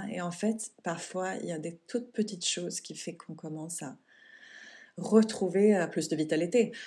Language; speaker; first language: French; non-native, fluent; Swedish